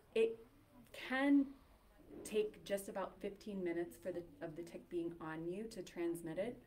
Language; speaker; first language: English; native; English